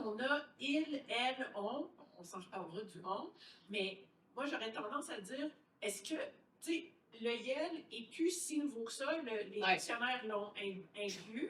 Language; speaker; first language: French; native; French